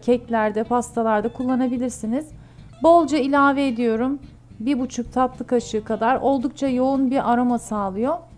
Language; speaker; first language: Turkish; native; Turkish